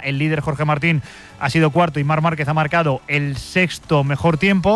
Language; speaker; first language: Spanish; native; Spanish